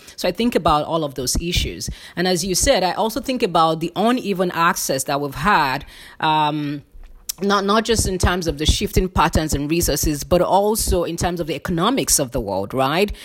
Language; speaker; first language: English; non-native, local second language; Yoruba